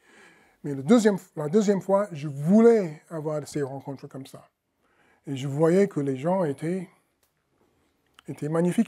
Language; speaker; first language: French; non-native, fluent; English